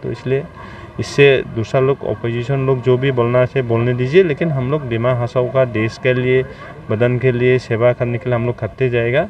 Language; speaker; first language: Hindi; non-native, local second language; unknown